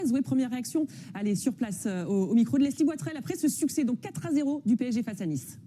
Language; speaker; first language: French; native; French